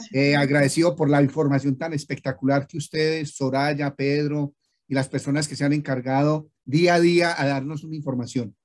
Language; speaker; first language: Spanish; native; Spanish